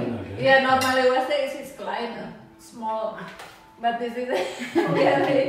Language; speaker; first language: English; non-native, learner; Indonesian